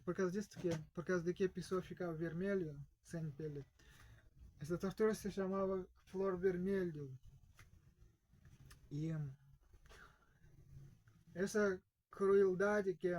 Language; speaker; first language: Portuguese; non-native, fluent; Russian